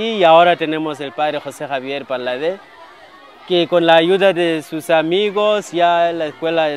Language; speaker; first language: Spanish; non-native, fluent; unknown